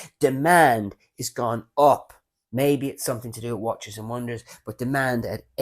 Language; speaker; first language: English; native; English